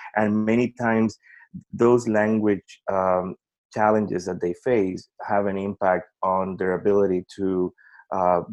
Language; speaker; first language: English; non-native, fluent; Spanish